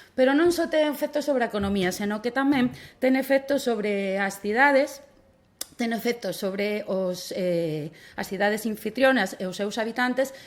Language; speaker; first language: Galician; non-native, local second language; Spanish